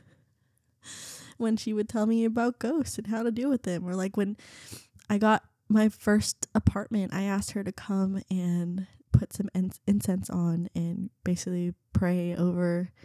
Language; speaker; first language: English; early bilingual, other home language; Vietnamese